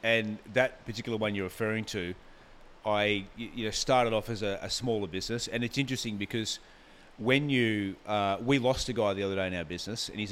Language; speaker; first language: English; native; English